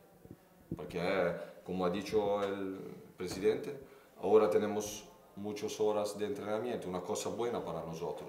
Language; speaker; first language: Spanish; non-native, fluent; Italian